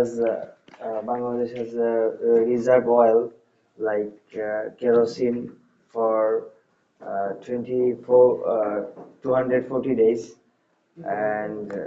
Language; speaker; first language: English; non-native, learner; Bangla